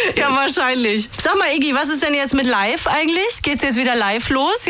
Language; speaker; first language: German; native; German